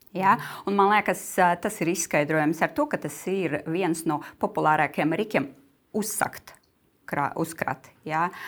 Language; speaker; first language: Latvian; non-native, local second language; Russian